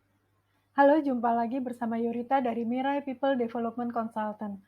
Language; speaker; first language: Indonesian; native; Indonesian